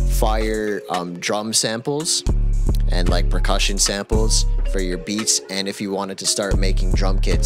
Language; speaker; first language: English; native; English